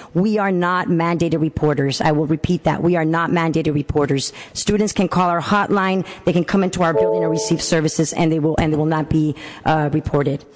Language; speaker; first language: English; native; English